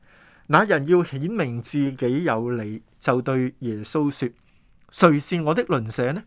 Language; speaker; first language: Chinese; non-native, local second language; Cantonese